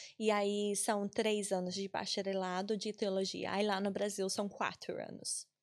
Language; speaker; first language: Portuguese; non-native, fluent; English